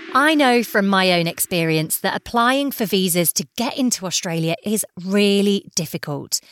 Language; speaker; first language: English; native; English